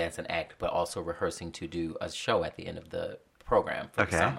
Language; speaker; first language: English; native; English